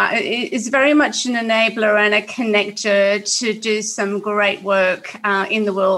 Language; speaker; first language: English; native; English